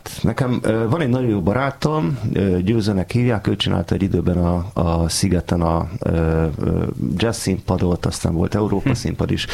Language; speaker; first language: Hungarian; native; Hungarian